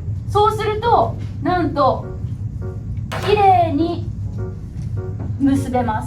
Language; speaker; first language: Japanese; native; Japanese